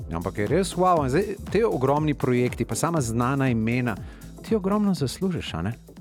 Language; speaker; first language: Slovenian; native; Slovenian